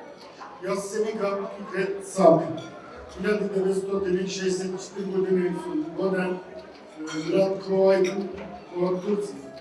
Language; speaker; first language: Macedonian; early bilingual, heritage; Macedonian